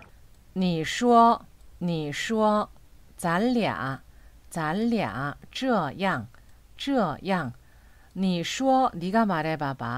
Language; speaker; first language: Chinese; non-native, fluent; Korean